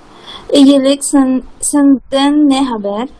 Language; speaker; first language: Turkish; non-native, learner; Filipino